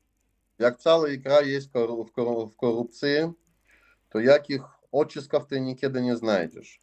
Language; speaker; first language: Polish; non-native, learner; Russian